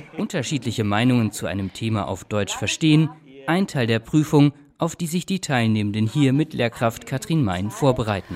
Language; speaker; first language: German; native; German